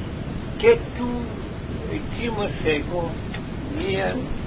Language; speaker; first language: Greek; non-native, fluent; Russian